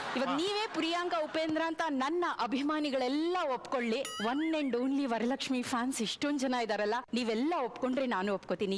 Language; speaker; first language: Kannada; non-native, fluent; Bangla